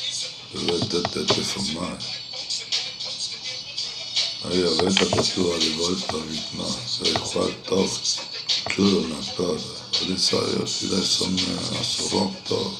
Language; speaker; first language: Swedish; non-native, fluent; Spanish